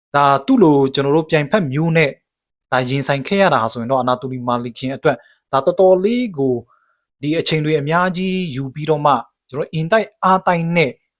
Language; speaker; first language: Burmese; native; Burmese